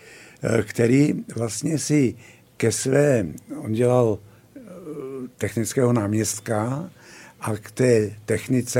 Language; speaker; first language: Czech; native; Czech